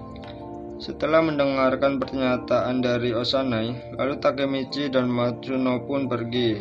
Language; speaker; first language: Indonesian; native; Indonesian